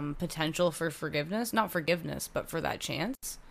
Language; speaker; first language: English; native; English